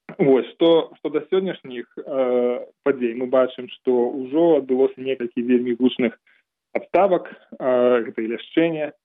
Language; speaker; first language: Belarusian; non-native, local second language; Russian